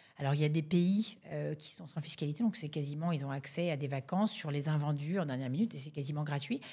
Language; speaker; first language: French; native; French